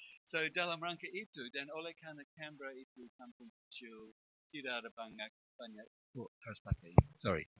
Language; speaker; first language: Indonesian; non-native, fluent; English